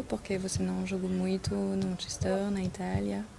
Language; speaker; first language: Portuguese; non-native, learner; French